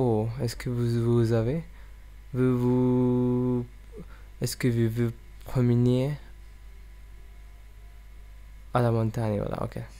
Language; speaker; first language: French; non-native, learner; English